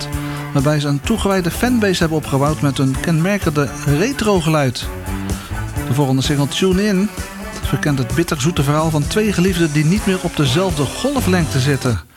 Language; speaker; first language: Dutch; native; Dutch